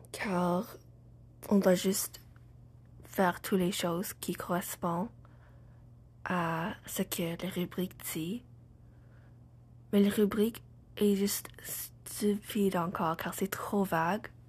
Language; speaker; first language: French; non-native, learner; English